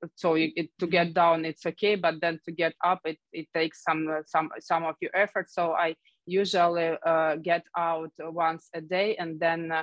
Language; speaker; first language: English; non-native, fluent; Ukrainian